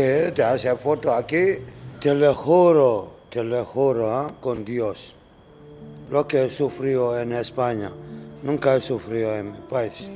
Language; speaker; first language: Spanish; non-native, learner; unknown